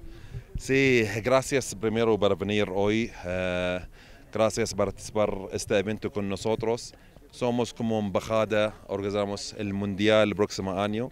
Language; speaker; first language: Spanish; non-native, learner; Arabic